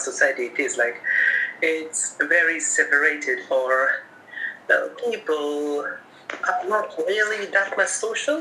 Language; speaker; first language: English; non-native, local second language; Japanese